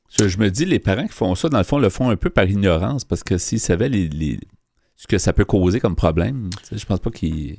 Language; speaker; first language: French; native; French